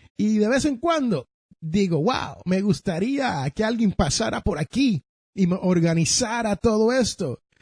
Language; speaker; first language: Spanish; early bilingual, heritage; Spanish